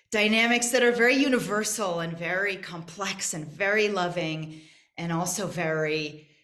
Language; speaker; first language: English; native; English